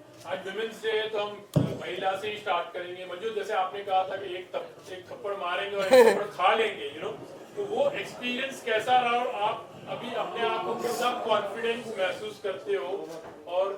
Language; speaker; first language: Hindi; native; Hindi